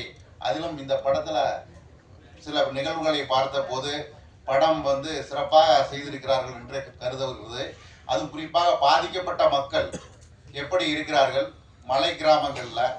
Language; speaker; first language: Tamil; native; Tamil